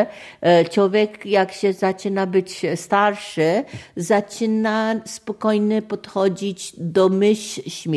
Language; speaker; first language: Polish; non-native, fluent; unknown